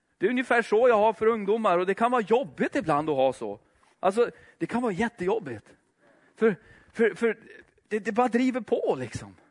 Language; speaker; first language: Swedish; native; Swedish